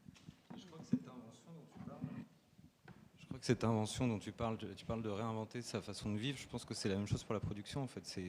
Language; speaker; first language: French; native; French